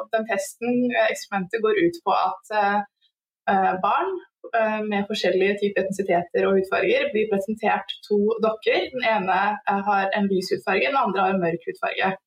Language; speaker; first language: Norwegian; native; Norwegian